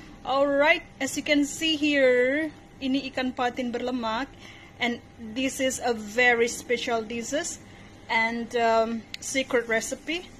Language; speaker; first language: English; non-native, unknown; Indonesian